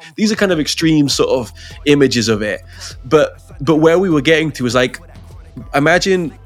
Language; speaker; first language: English; native; English